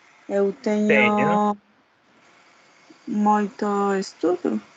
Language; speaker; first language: Portuguese; non-native, learner; Spanish